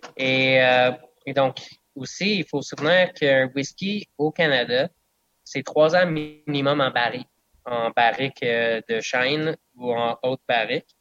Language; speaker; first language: French; non-native, local second language; English